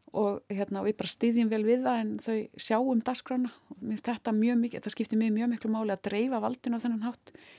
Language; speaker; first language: Icelandic; native; Icelandic